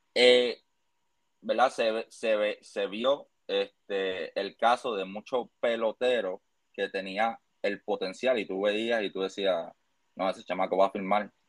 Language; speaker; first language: Spanish; native; Spanish